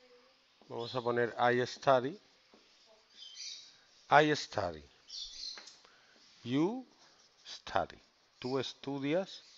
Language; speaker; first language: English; non-native, fluent; Spanish